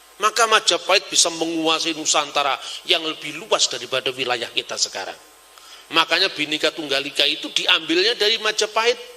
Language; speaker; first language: Indonesian; non-native, local second language; Javanese